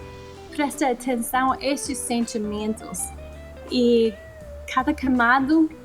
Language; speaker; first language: Portuguese; non-native, fluent; English